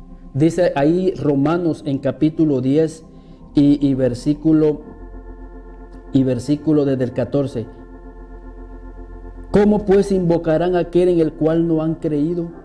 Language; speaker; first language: Spanish; native; Spanish